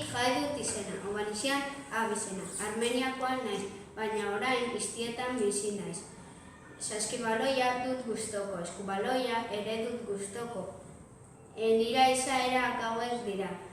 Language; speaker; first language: Basque; early bilingual, other home language; Armenian